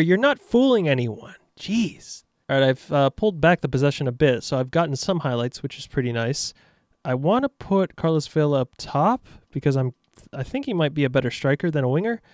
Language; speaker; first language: English; native; English